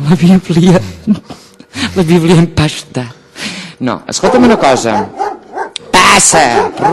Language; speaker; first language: Catalan; native; Catalan